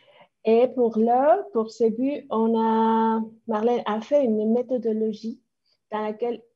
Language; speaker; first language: French; non-native, fluent; Spanish